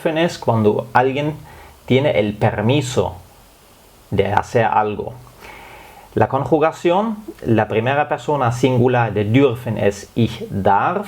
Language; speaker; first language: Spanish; non-native, fluent; German